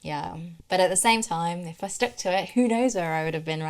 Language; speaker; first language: English; native; English